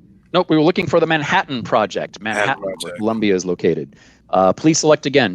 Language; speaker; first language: English; native; English